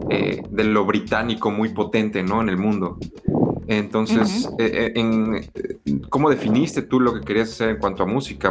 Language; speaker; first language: Spanish; native; Spanish